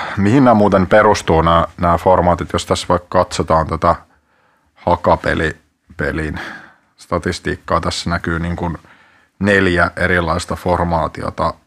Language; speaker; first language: Finnish; native; Finnish